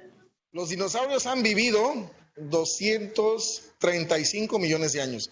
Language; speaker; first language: Spanish; native; Spanish